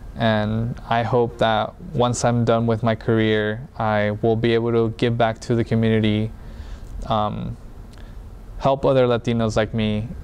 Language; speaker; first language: English; early bilingual, other home language; Spanish